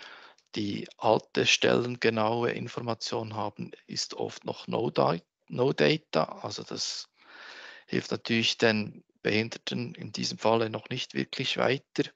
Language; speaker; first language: German; native; German